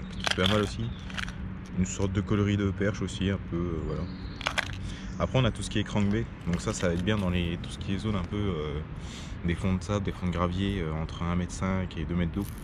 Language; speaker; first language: French; native; French